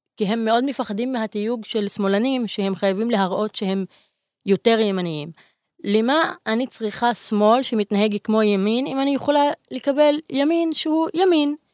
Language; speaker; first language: Hebrew; non-native, local second language; Arabic